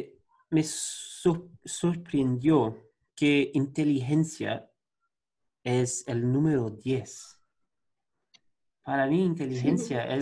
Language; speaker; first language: Spanish; non-native, learner; Portuguese